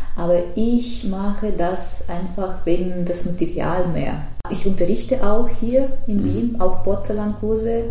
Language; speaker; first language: German; non-native, fluent; Russian